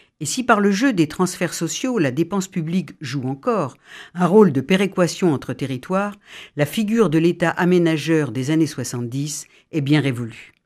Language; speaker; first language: French; native; French